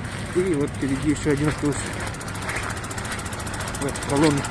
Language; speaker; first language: Russian; non-native, local second language; Yakut